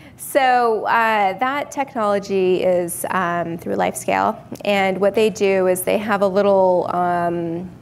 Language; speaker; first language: English; native; English